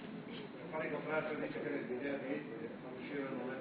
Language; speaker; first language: Italian; native; Italian